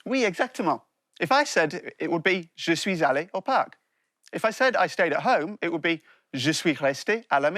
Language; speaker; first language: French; non-native, fluent; English